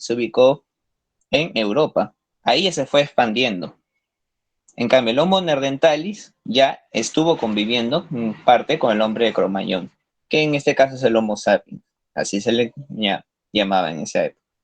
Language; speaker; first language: Spanish; native; Spanish